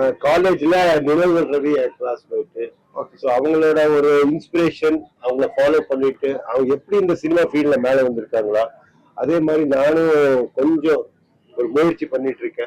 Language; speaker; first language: Tamil; non-native, local second language; Punjabi